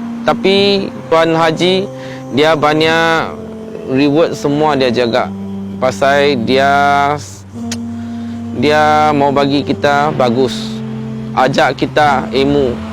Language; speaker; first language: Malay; non-native, local second language; Chinese